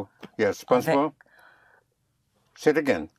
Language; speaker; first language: French; non-native, fluent; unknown